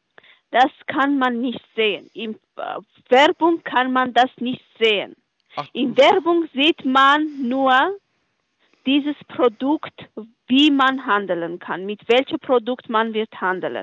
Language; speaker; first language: German; non-native, learner; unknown